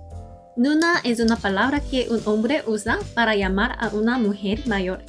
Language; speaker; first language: Spanish; non-native, fluent; Korean